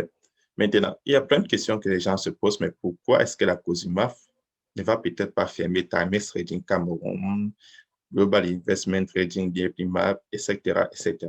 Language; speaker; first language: French; native; French